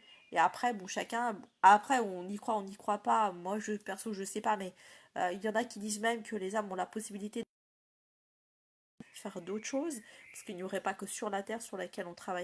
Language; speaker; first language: French; native; French